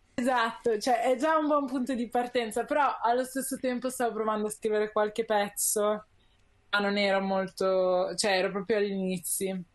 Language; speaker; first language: Italian; native; Italian